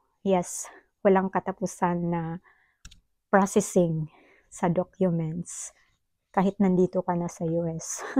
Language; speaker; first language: Filipino; non-native, local second language; Cebuano